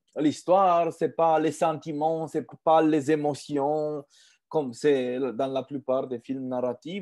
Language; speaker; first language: French; non-native, fluent; Romanian